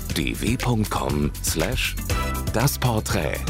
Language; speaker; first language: German; non-native, fluent; Macedonian